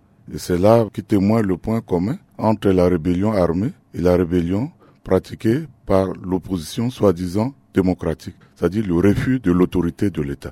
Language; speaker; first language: French; non-native, local second language; Sango